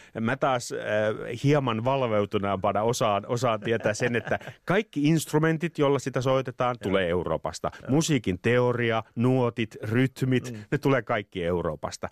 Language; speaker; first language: Finnish; native; Finnish